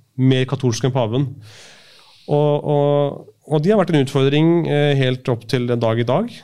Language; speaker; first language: Norwegian; early bilingual, other home language; Urdu